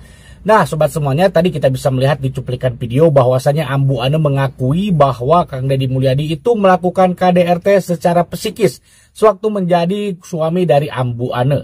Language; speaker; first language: Indonesian; native; Indonesian